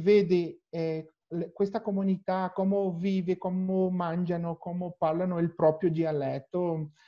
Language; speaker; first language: Italian; non-native, learner; Portuguese